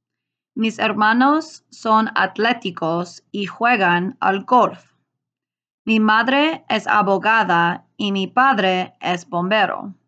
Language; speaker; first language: Spanish; non-native, learner; English